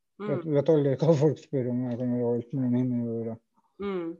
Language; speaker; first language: Norwegian; native; Norwegian